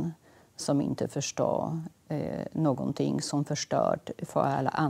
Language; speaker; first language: Swedish; non-native, fluent; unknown